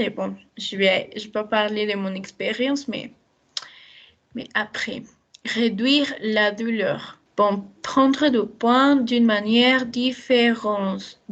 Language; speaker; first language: French; non-native, learner; Spanish